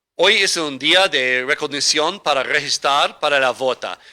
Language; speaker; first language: Spanish; non-native, learner; English